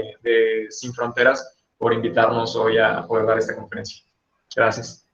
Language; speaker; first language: Spanish; native; Spanish